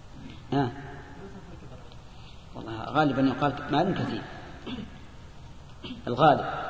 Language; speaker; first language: Arabic; native; Arabic